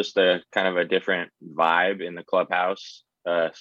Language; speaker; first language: English; native; English